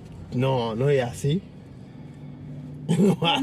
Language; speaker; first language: Spanish; non-native, fluent; Haitian Creole